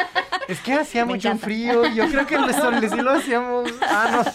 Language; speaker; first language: Spanish; early bilingual, heritage; Spanish